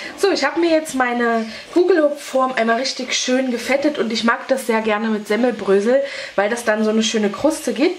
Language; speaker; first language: German; native; German